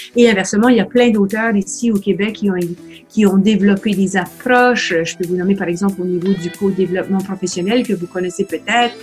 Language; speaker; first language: French; native; French